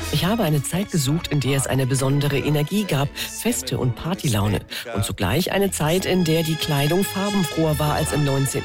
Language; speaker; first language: German; native; German